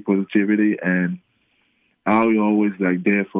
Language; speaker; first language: English; non-native, local second language; French